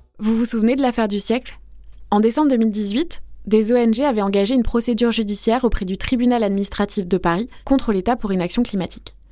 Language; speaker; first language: French; native; French